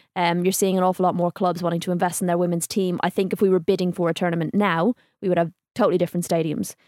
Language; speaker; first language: English; native; English